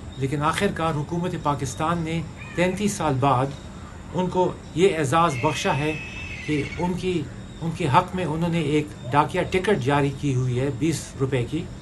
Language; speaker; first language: Urdu; non-native, local second language; Pashto